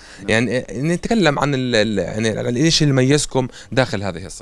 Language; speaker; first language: Arabic; native; Arabic